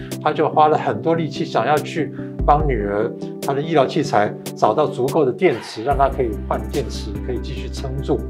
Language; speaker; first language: Chinese; native; Chinese